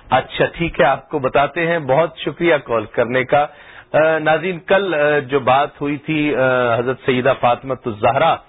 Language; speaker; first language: Urdu; native; Urdu